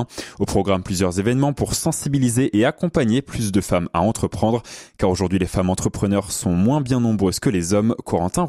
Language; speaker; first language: French; native; French